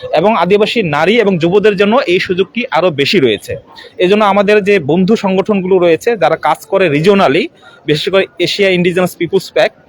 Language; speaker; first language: Bangla; non-native, local second language; Chakma